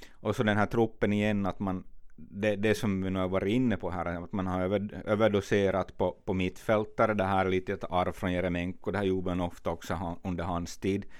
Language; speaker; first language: Swedish; native; Swedish